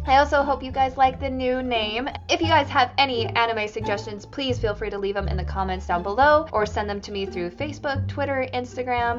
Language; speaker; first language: English; native; English